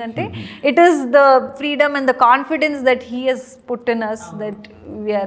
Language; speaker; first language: Telugu; non-native, learner; Kannada